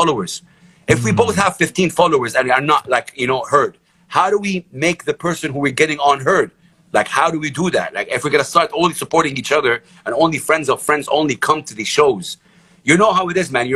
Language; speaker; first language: English; non-native, fluent; Arabic